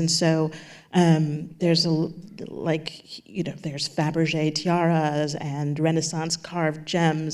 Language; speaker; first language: English; native; English